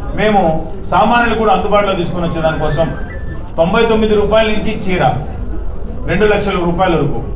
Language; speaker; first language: Telugu; native; Telugu